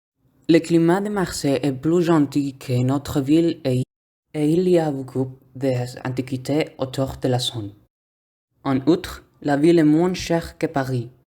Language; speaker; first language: French; non-native, learner; Spanish